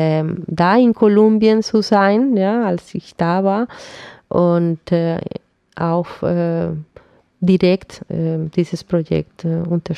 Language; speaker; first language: German; non-native, fluent; Spanish